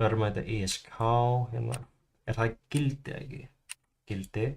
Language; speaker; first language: Icelandic; non-native, learner; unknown